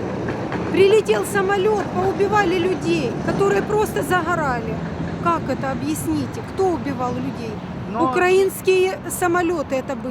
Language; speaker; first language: Russian; native; Russian